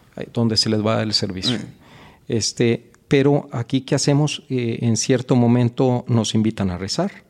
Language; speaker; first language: Spanish; native; Spanish